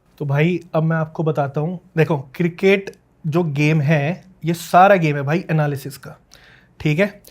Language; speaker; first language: Hindi; native; Hindi